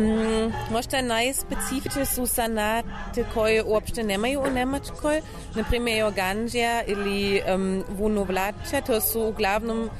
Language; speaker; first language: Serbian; non-native, learner; German